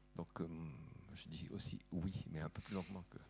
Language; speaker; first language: French; native; French